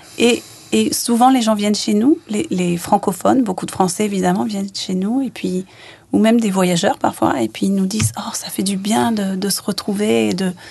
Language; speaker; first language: French; native; French